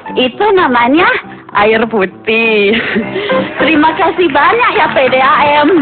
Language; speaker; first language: Indonesian; non-native, fluent; English